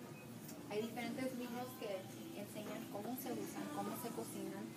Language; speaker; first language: Spanish; early bilingual, heritage; Spanish